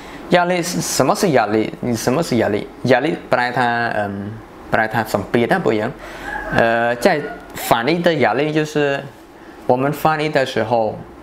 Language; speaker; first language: Chinese; non-native, fluent; Khmer